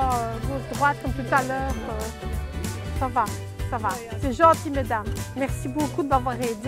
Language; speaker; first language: French; native; French